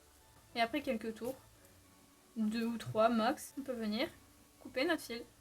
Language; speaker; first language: French; native; French